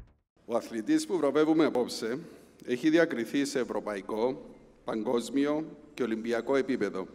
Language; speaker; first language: Greek; native; Greek